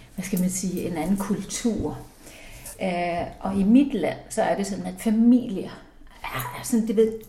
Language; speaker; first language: Danish; early bilingual, heritage; Icelandic